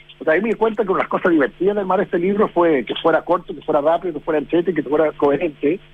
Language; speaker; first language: Spanish; early bilingual, heritage; Spanish